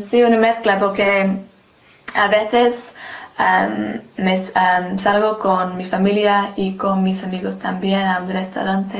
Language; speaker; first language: Spanish; non-native, learner; English